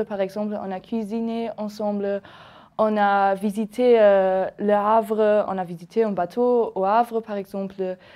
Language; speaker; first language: French; non-native, fluent; German